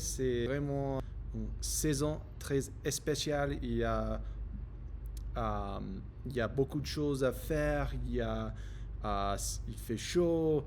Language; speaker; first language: French; non-native, learner; English